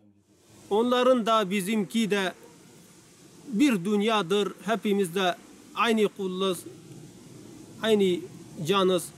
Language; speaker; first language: Turkish; non-native, local second language; Arabic